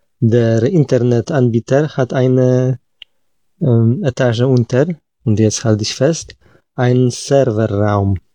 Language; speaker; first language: German; non-native, fluent; Polish